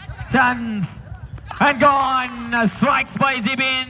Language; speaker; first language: English; non-native, local second language; Malayalam